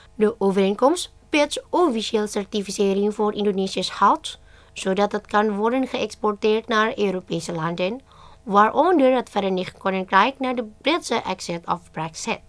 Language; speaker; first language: Dutch; non-native, fluent; Indonesian